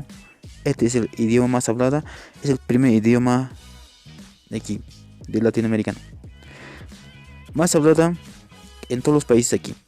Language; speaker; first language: Spanish; non-native, local second language; Quechua